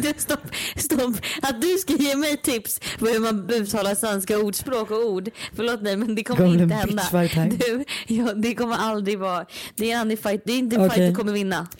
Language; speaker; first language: Swedish; native; Swedish